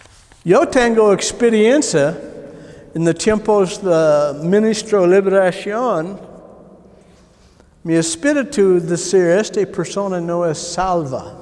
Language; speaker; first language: Spanish; non-native, learner; English